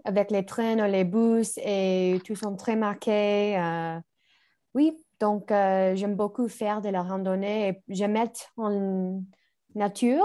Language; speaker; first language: French; non-native, learner; English